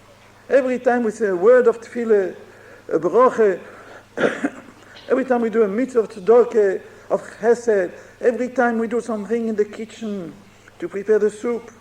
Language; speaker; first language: English; non-native, fluent; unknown